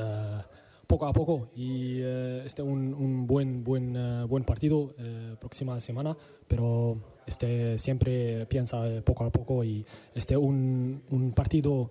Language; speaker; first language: Spanish; non-native, learner; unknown